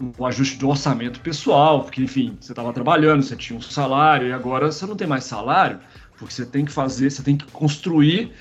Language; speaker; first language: Portuguese; native; Portuguese